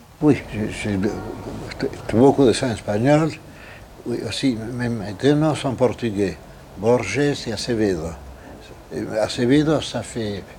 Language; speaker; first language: French; non-native, fluent; Spanish